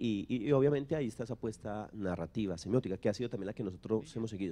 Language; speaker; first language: Spanish; native; Spanish